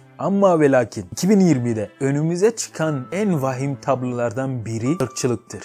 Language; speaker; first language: Turkish; non-native, fluent; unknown